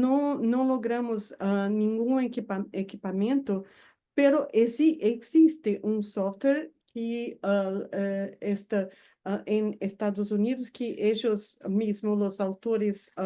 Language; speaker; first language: Spanish; non-native, fluent; Portuguese